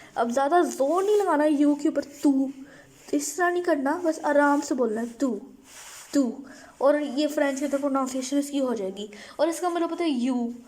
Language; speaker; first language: Urdu; native; Urdu